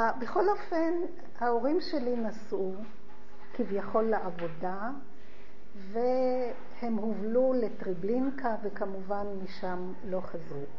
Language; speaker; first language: Hebrew; early bilingual, other home language; Polish